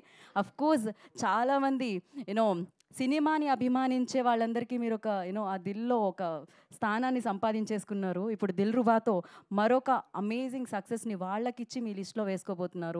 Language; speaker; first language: Telugu; native; Telugu